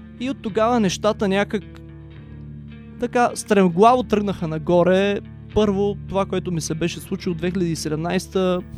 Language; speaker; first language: Bulgarian; native; Bulgarian